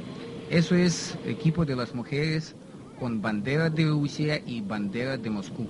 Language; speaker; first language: Spanish; non-native, fluent; Russian